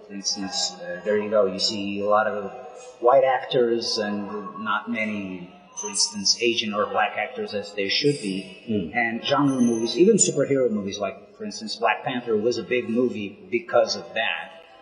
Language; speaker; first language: English; non-native, fluent; Portuguese